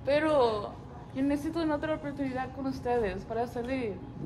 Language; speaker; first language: Spanish; non-native, learner; English